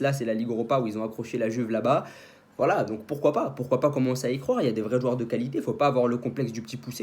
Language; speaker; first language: French; native; French